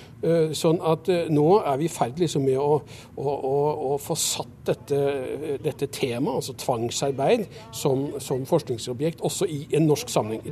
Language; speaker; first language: Norwegian; native; Norwegian